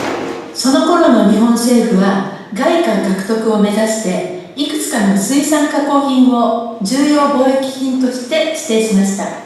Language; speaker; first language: Japanese; native; Japanese